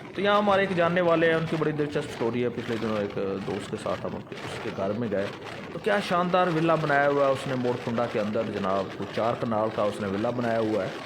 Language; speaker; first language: Urdu; non-native, local second language; Punjabi